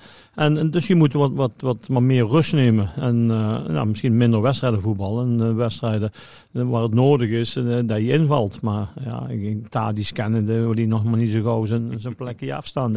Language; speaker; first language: Dutch; native; Dutch